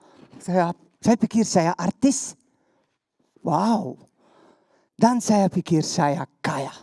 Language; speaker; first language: Indonesian; non-native, learner; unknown